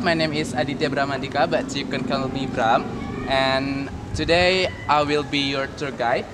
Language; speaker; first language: English; non-native, learner; Indonesian